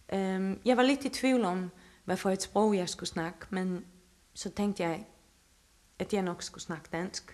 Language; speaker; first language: Danish; non-native, local second language; Faroese